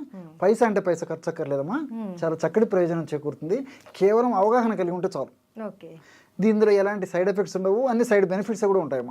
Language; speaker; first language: Telugu; native; Telugu